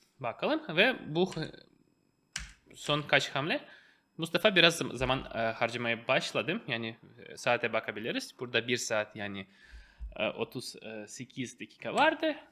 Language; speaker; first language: Turkish; non-native, fluent; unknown